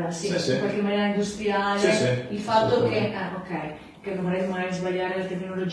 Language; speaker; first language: Italian; native; Italian